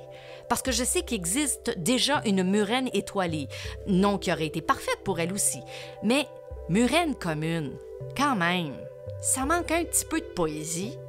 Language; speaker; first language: French; native; French